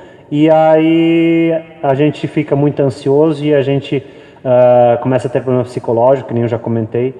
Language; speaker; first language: Portuguese; native; Portuguese